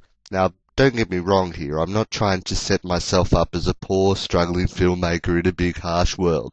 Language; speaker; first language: English; native; English